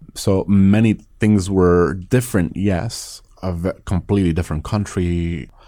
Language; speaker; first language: English; early bilingual, other home language; Persian